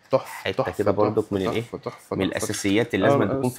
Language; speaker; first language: Arabic; native; Arabic